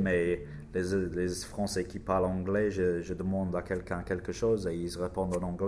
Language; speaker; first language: French; non-native, learner; English